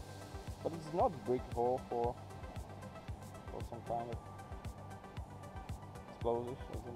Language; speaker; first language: English; non-native, learner; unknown